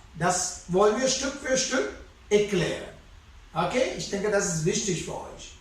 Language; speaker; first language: German; non-native, fluent; Sinhala